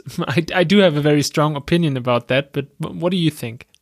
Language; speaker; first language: English; non-native, fluent; German